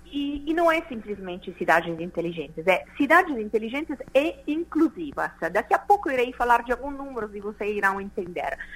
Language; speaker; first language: Portuguese; non-native, fluent; Italian